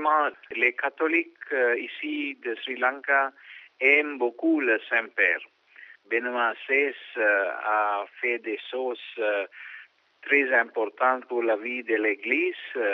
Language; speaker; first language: French; non-native, fluent; Sinhala